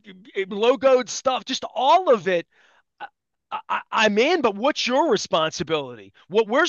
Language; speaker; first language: English; native; English